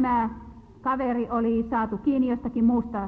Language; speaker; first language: Finnish; native; Finnish